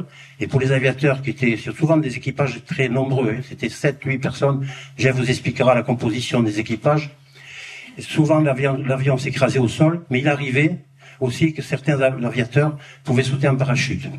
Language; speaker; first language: French; native; French